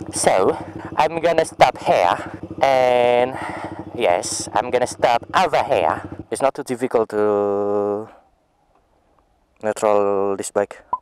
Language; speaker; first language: English; non-native, learner; Indonesian